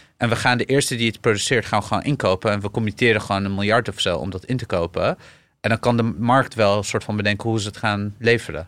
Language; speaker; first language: Dutch; early bilingual, other home language; Arabic